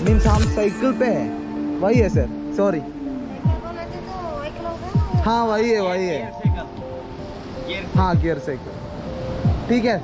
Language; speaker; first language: Hindi; non-native, local second language; Malayalam